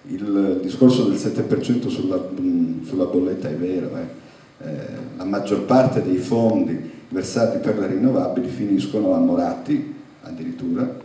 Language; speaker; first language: Italian; native; Italian